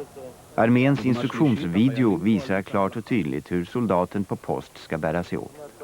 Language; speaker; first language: Swedish; native; Swedish